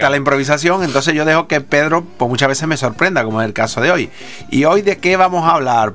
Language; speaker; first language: Spanish; native; Spanish